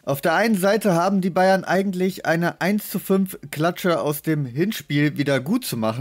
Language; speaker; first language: German; native; German